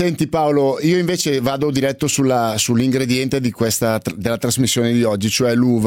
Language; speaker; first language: Italian; native; Italian